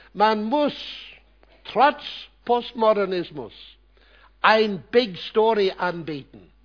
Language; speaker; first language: German; non-native, fluent; English